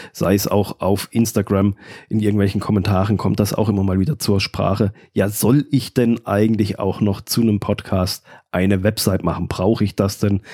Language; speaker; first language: German; native; German